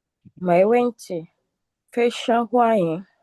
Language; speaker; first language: Chinese; non-native, learner; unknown